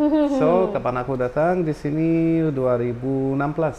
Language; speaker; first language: Indonesian; non-native, learner; Arabic